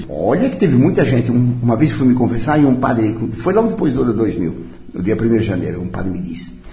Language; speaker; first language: Portuguese; early bilingual, other home language; Italian